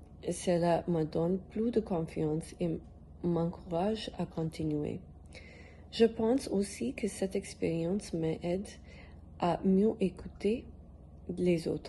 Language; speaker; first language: French; non-native, learner; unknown